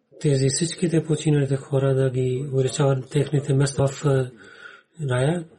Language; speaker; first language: Bulgarian; non-native, learner; Urdu